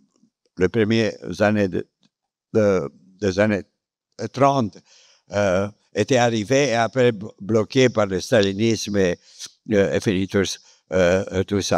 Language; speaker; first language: French; non-native, fluent; Romanian